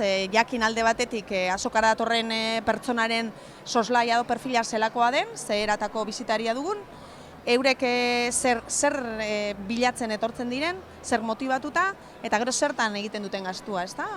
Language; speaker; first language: Basque; native; Basque